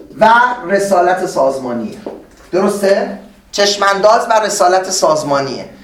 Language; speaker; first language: Persian; native; Persian